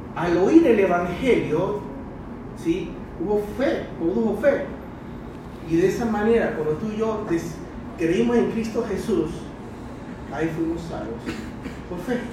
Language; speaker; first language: Spanish; early bilingual, other home language; Chinese